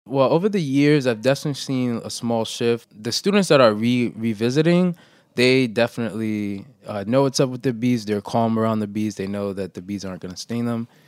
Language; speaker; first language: English; early bilingual, other home language; Haitian Creole